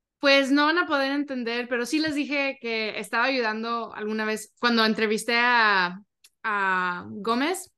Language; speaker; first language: Spanish; early bilingual, heritage; Spanish